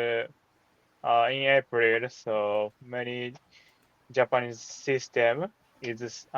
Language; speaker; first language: English; non-native, learner; Japanese